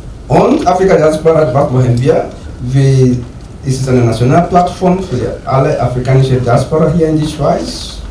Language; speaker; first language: German; non-native, learner; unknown